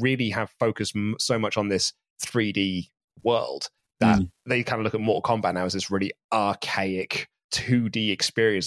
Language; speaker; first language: English; native; English